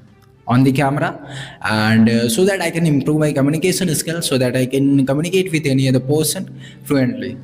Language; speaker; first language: English; non-native, learner; Bhojpuri